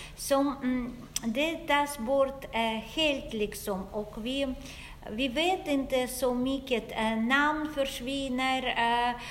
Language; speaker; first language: Swedish; non-native, fluent; Russian